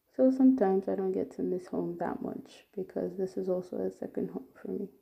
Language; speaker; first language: English; non-native, local second language; Yoruba